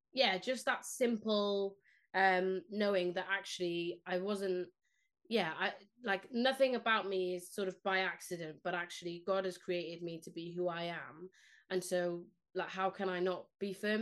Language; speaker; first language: English; non-native, local second language; Spanish